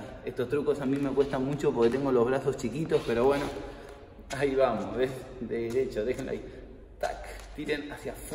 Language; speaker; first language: Spanish; native; Spanish